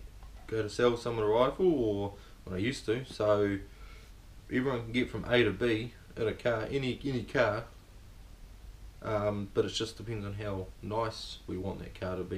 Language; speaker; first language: English; native; English